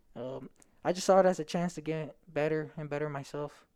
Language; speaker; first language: English; native; English